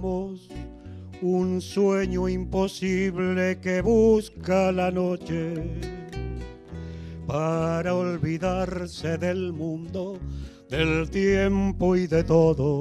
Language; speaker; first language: Spanish; native; Spanish